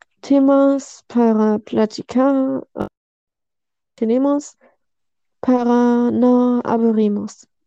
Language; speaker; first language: Spanish; non-native, learner; German